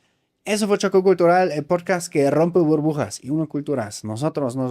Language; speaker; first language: Spanish; non-native, fluent; German